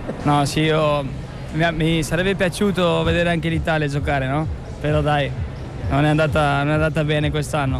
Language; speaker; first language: Italian; non-native, fluent; Spanish